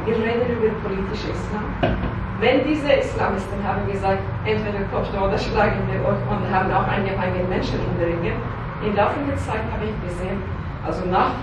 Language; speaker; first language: German; non-native, learner; Persian